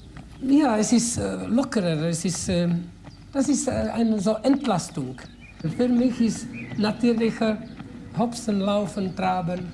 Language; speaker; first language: German; non-native, fluent; Czech